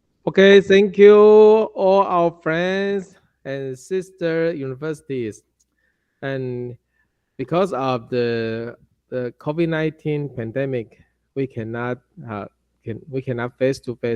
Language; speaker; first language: English; non-native, learner; Chinese